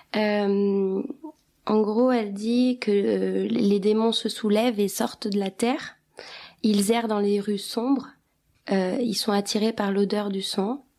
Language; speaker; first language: French; early bilingual, other home language; Albanian